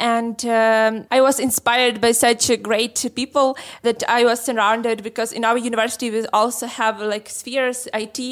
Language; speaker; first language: English; non-native, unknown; Ukrainian